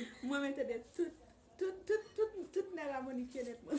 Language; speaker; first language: French; non-native, learner; Haitian Creole